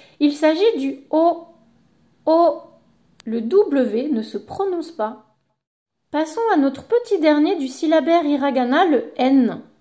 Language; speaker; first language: French; native; French